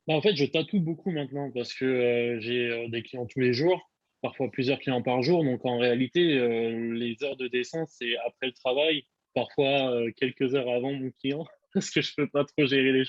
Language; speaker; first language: French; native; French